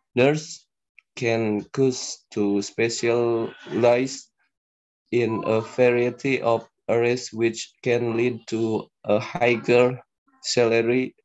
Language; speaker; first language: English; non-native, learner; Indonesian